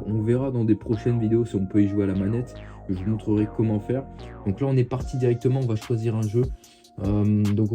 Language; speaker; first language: French; native; French